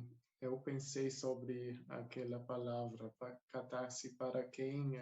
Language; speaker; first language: Portuguese; non-native, fluent; German